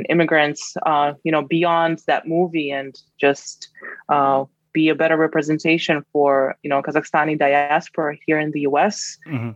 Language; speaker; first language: English; non-native, fluent; Kazakh